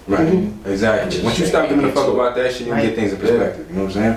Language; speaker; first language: English; native; English